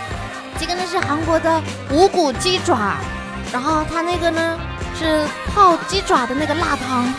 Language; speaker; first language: Chinese; native; Chinese